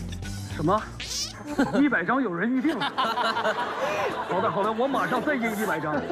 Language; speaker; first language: Chinese; native; Chinese